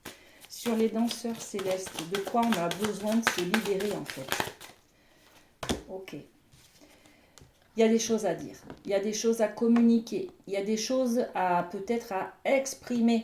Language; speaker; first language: French; native; French